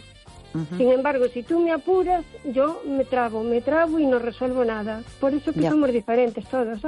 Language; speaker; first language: Spanish; native; Spanish